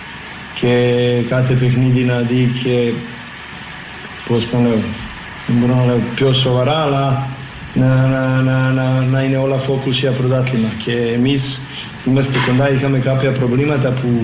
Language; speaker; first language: Greek; non-native, fluent; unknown